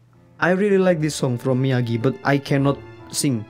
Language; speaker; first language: English; non-native, learner; Indonesian